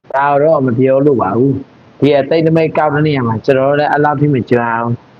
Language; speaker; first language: Burmese; non-native, local second language; Mon